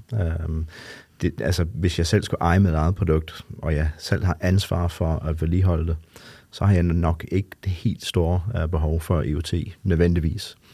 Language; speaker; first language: Danish; non-native, fluent; English